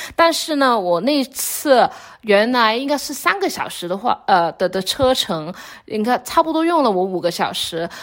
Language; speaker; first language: Chinese; non-native, local second language; Cantonese